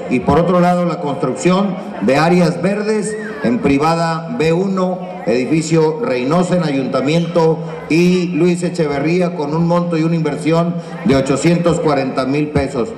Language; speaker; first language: Spanish; native; Spanish